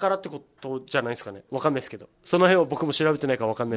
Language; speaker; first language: Japanese; native; Japanese